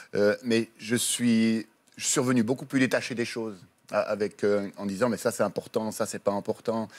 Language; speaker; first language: French; native; French